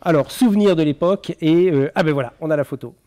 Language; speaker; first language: French; native; French